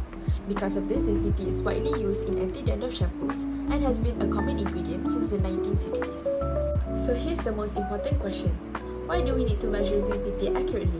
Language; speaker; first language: English; non-native, local second language; Malay